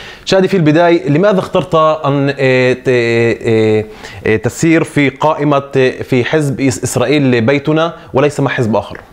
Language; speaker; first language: Arabic; native; Arabic